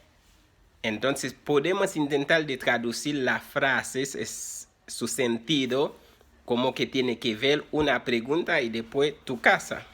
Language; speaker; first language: Spanish; non-native, fluent; Haitian Creole